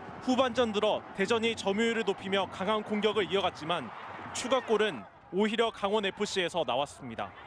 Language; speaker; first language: Korean; native; Korean